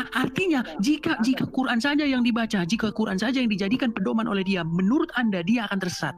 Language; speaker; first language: Indonesian; native; Indonesian